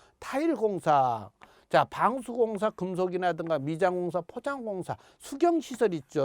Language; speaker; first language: Korean; native; Korean